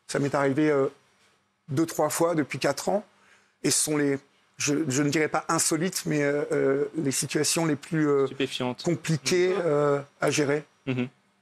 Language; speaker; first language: French; native; French